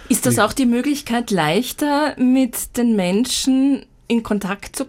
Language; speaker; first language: German; native; German